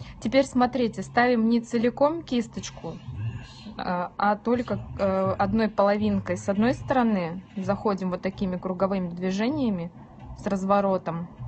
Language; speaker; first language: Russian; native; Russian